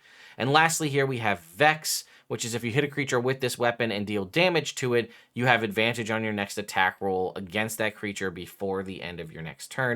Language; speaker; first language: English; native; English